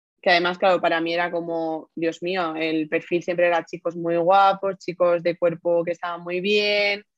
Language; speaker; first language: Spanish; native; Spanish